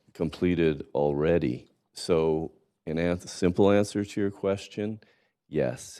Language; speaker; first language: English; native; English